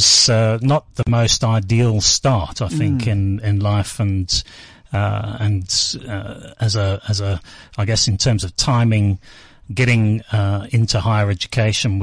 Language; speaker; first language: English; native; English